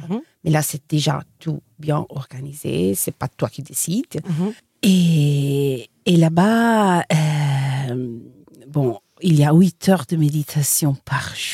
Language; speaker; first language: French; non-native, fluent; Italian